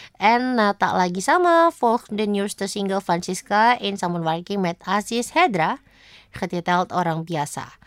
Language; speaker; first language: Dutch; non-native, fluent; Indonesian